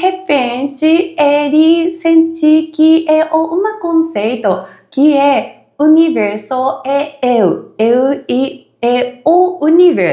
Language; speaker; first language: Portuguese; non-native, fluent; Japanese